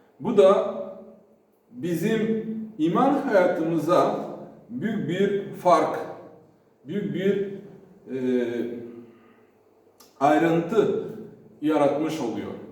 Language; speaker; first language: Turkish; non-native, fluent; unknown